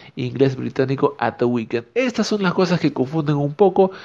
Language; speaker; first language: Spanish; native; Spanish